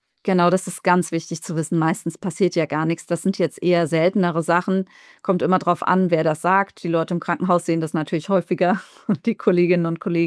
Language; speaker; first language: German; native; German